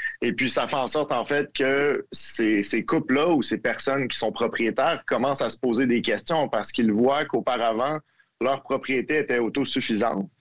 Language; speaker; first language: French; native; French